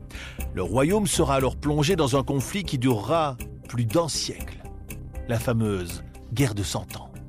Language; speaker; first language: French; native; French